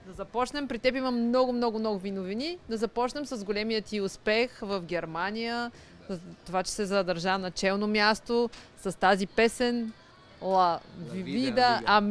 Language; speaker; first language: Bulgarian; native; Bulgarian